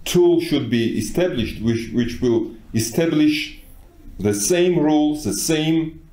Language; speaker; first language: English; non-native, fluent; Georgian